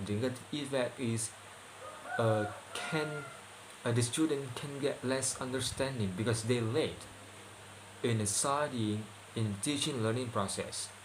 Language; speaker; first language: English; non-native, learner; Indonesian